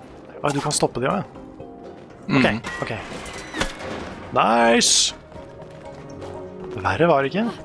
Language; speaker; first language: Norwegian; native; Norwegian